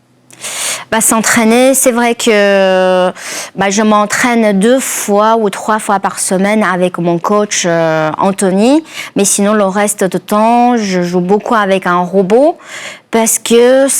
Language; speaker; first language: French; non-native, fluent; Chinese